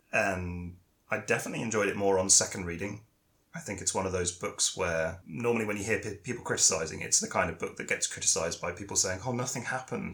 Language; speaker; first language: English; native; English